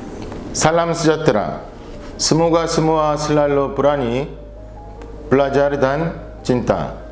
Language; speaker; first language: Indonesian; non-native, learner; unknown